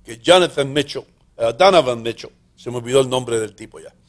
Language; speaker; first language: Spanish; early bilingual, heritage; Spanish